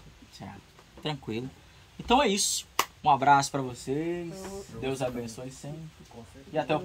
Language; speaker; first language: Portuguese; native; Portuguese